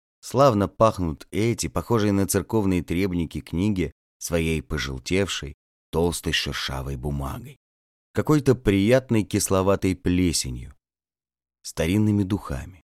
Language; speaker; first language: Russian; native; Russian